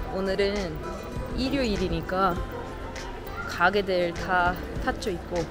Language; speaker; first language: Korean; non-native, learner; German